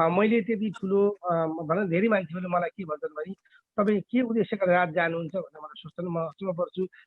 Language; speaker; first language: Nepali; native; Nepali